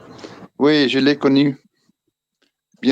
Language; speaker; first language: French; non-native, fluent; Dutch